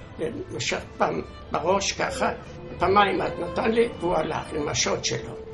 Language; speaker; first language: Hebrew; non-native, fluent; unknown